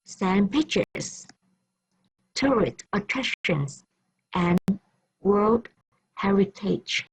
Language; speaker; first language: English; non-native, fluent; Vietnamese